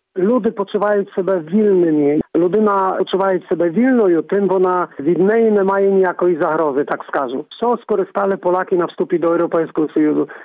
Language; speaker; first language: Ukrainian; early bilingual, heritage; Ukrainian